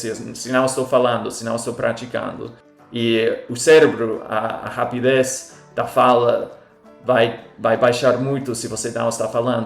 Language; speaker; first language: Portuguese; non-native, fluent; English